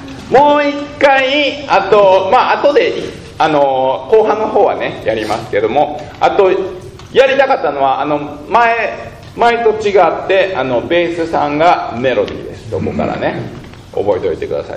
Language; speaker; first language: Japanese; native; Japanese